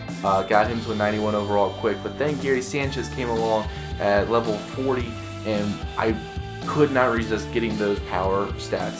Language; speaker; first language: English; native; English